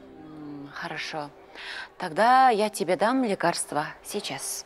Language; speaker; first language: Russian; non-native, local second language; Kazakh